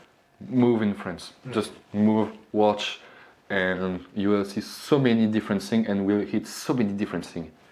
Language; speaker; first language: English; non-native, learner; French